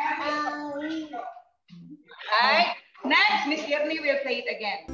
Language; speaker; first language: English; non-native, learner; Indonesian